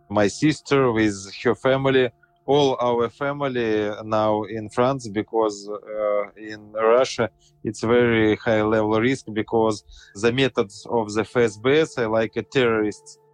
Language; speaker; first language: English; non-native, learner; Russian